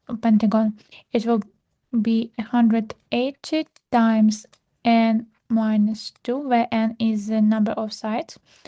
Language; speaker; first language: English; non-native, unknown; Ukrainian